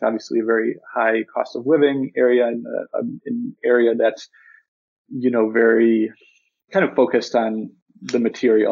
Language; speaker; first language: English; native; English